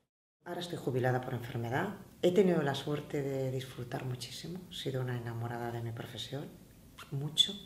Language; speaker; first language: Spanish; native; Spanish